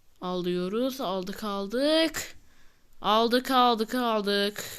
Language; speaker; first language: Turkish; native; Turkish